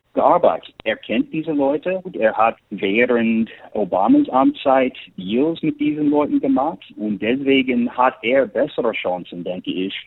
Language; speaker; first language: German; non-native, fluent; English